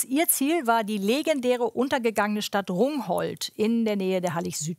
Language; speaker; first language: German; native; German